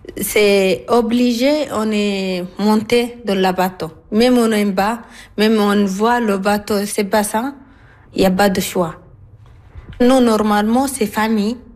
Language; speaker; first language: French; non-native, learner; Arabic